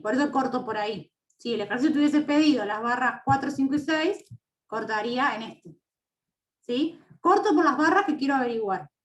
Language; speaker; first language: Spanish; native; Spanish